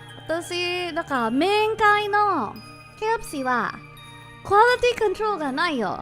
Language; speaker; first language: Japanese; non-native, learner; English